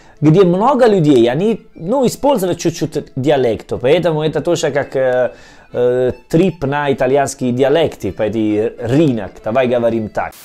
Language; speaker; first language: Russian; non-native, learner; Italian